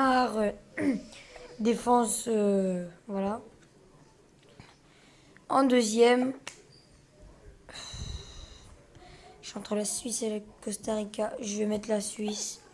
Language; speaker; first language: French; early bilingual, other home language; Portuguese